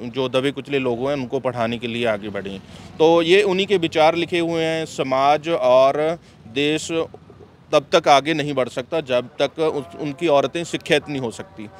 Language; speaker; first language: Hindi; native; Hindi